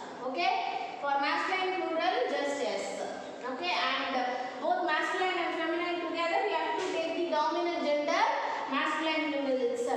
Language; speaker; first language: English; non-native, local second language; Tamil